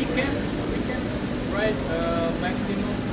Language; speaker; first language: English; non-native, learner; Indonesian